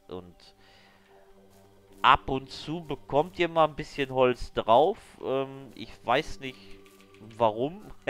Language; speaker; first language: German; native; German